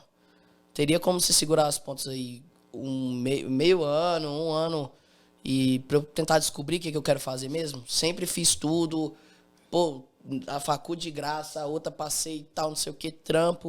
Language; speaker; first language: Portuguese; native; Portuguese